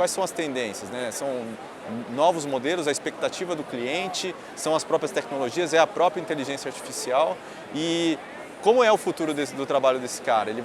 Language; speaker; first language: Portuguese; native; Portuguese